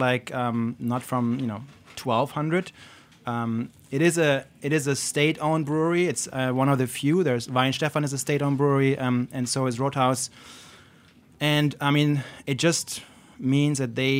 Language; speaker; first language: English; non-native, fluent; German